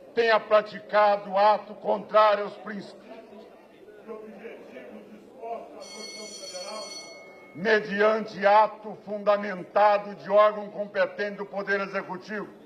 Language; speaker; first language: Portuguese; native; Portuguese